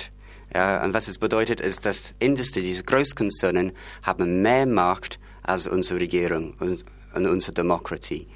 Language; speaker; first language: German; non-native, fluent; English